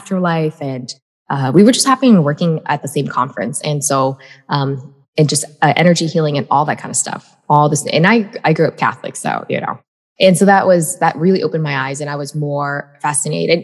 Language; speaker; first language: English; native; English